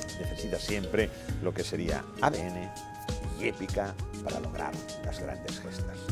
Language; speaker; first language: Spanish; native; Spanish